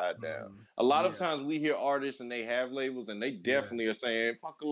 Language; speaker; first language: English; native; English